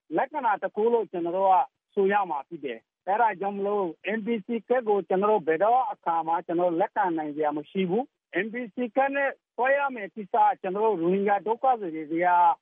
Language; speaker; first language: Burmese; non-native, local second language; Rohingya